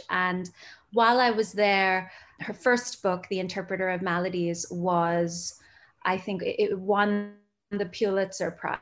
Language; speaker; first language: English; early bilingual, other home language; Gujarati